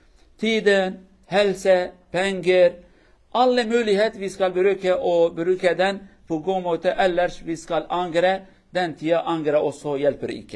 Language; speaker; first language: Swedish; non-native, learner; Kurdish